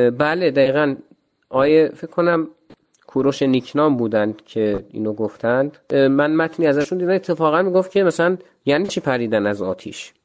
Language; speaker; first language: Persian; native; Persian